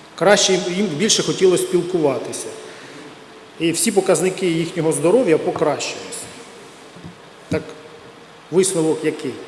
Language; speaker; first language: Ukrainian; non-native, local second language; Russian